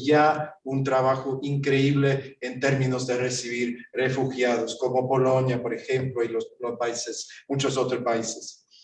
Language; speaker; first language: Spanish; non-native, fluent; Swedish